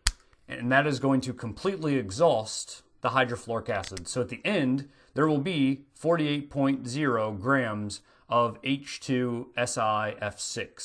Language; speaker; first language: English; native; English